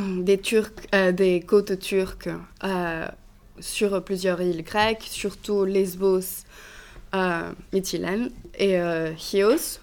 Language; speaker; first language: French; non-native, fluent; Greek